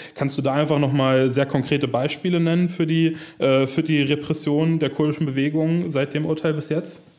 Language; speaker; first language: German; native; German